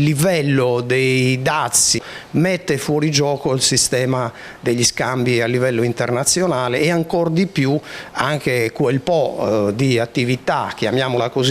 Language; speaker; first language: Italian; native; Italian